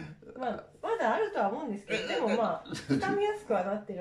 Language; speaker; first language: Japanese; native; Japanese